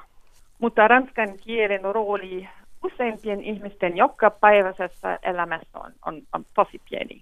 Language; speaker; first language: Finnish; non-native, fluent; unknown